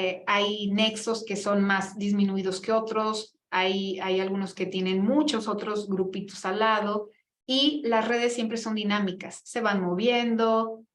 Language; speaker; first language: Spanish; native; Spanish